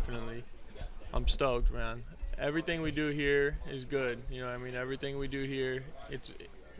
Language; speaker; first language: English; native; English